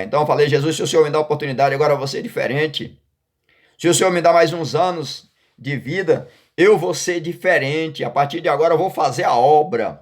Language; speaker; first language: Portuguese; native; Portuguese